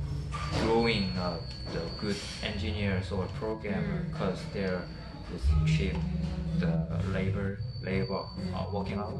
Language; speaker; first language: English; non-native, learner; Korean